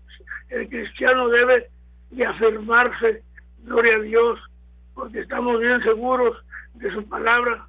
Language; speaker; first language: Spanish; native; Spanish